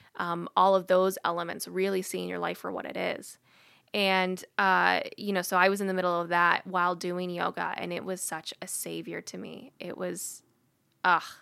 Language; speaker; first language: English; native; English